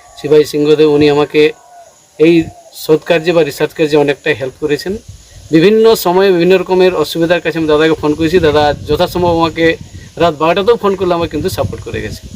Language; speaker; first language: Bangla; non-native, local second language; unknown